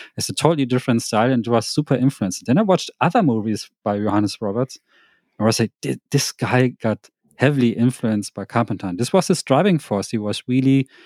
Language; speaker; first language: English; non-native, fluent; German